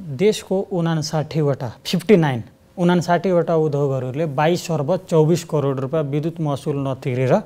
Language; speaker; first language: Nepali; native; Nepali